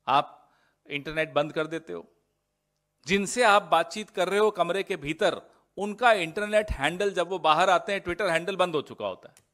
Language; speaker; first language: Hindi; native; Hindi